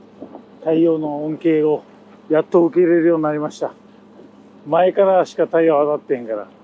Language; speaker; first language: Japanese; native; Japanese